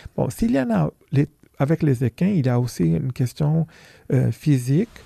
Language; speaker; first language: French; non-native, fluent; Portuguese